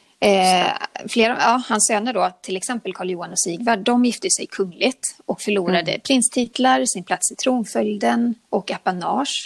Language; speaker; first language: Swedish; native; Swedish